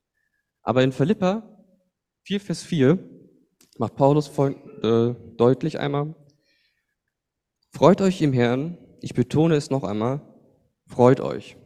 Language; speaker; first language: German; native; German